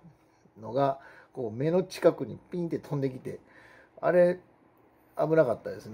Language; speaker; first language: Japanese; native; Japanese